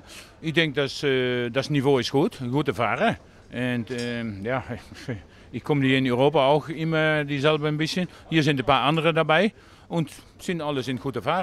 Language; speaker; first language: German; non-native, learner; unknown